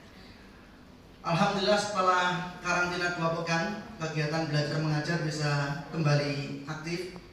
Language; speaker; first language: Indonesian; native; Indonesian